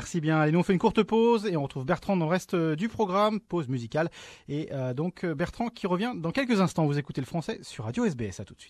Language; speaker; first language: French; native; French